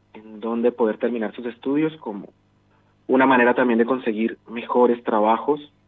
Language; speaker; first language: Spanish; native; Spanish